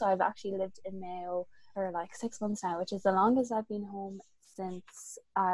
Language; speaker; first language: English; native; English